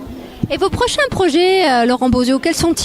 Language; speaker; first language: French; native; French